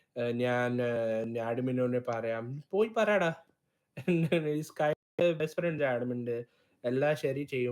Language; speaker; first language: Malayalam; early bilingual, heritage; Malayalam